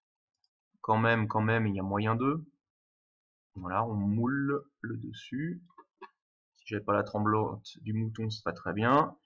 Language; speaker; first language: French; native; French